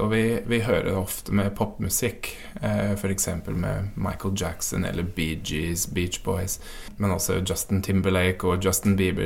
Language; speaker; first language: Norwegian; non-native, fluent; English